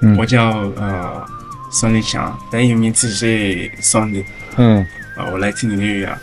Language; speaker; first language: Chinese; non-native, learner; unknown